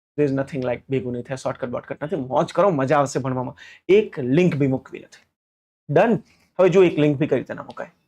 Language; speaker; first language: Gujarati; native; Gujarati